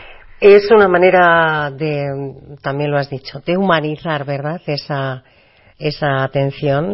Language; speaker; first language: Spanish; native; Spanish